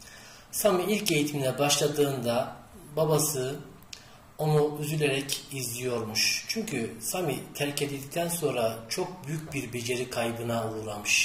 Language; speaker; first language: Turkish; native; Turkish